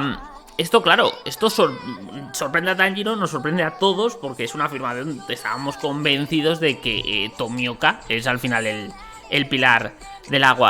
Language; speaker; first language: Spanish; native; Spanish